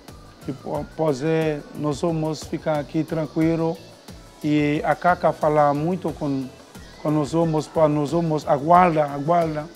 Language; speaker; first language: Portuguese; non-native, learner; Haitian Creole